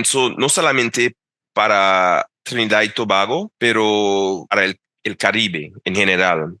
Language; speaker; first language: Spanish; non-native, fluent; English